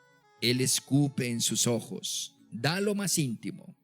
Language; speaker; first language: Spanish; native; Spanish